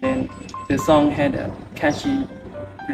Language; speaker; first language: English; non-native, fluent; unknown